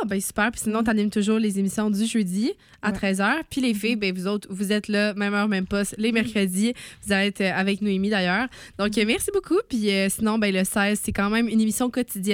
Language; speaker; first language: French; native; French